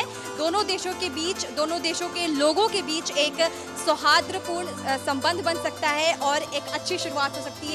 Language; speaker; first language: Hindi; native; Hindi